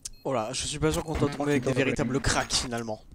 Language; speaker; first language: French; native; French